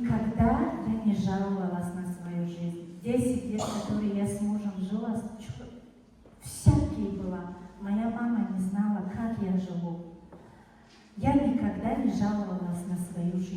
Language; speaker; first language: Russian; non-native, fluent; Tajik